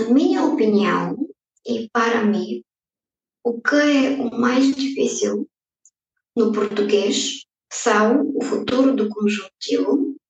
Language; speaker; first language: Portuguese; non-native, fluent; Bulgarian